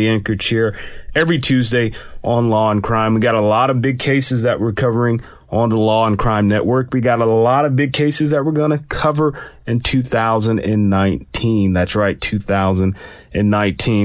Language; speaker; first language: English; native; English